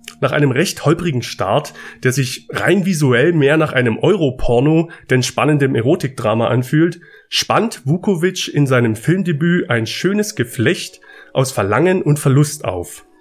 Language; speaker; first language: German; native; German